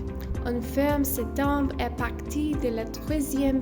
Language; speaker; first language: French; non-native, learner; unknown